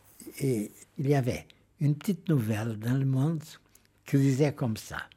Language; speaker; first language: French; non-native, fluent; Portuguese